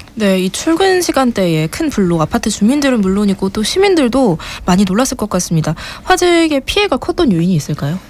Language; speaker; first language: Korean; native; Korean